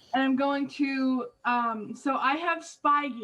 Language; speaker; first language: English; native; English